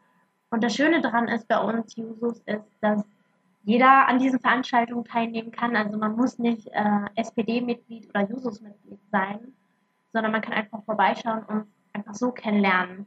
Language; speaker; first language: German; early bilingual, other home language; Arabic